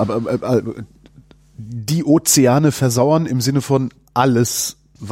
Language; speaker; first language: German; native; German